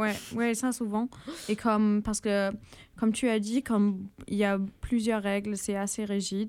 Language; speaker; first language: French; non-native, fluent; German